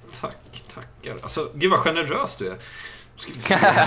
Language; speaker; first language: Swedish; native; Swedish